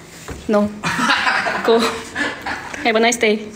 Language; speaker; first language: English; non-native, learner; Korean